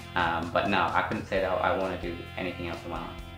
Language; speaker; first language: English; native; English